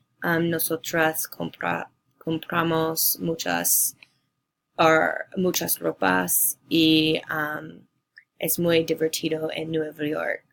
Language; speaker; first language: Spanish; non-native, learner; English